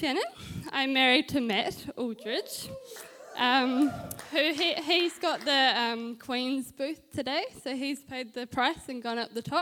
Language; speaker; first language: English; native; English